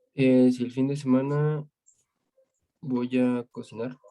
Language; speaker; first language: Spanish; non-native, fluent; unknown